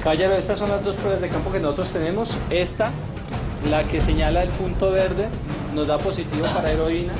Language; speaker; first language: Spanish; native; Spanish